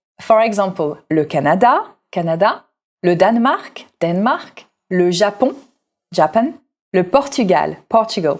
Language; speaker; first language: French; native; French